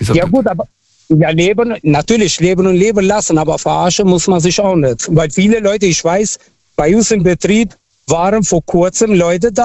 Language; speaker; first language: German; non-native, local second language; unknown